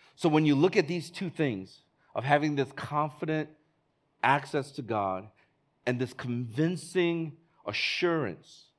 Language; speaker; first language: English; native; English